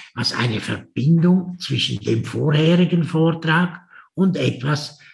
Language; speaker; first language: German; native; German